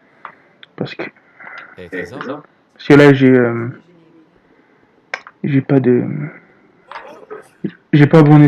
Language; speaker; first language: French; native; French